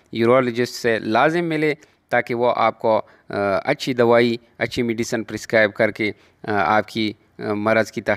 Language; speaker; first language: Urdu; non-native, local second language; Pashto